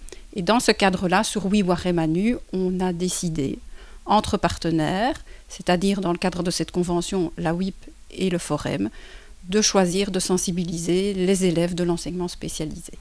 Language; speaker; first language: French; native; French